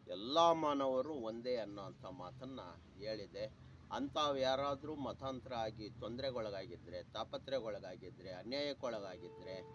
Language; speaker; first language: Kannada; native; Kannada